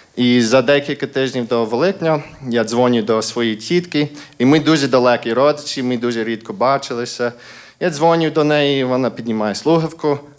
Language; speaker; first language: Ukrainian; non-native, fluent; English